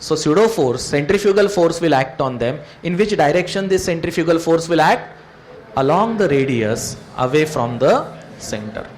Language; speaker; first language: English; non-native, local second language; Marathi